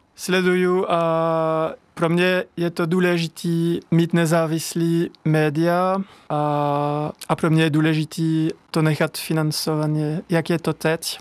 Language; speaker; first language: Czech; non-native, fluent; French